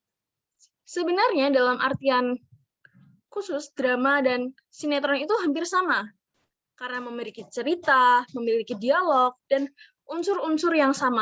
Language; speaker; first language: Indonesian; native; Indonesian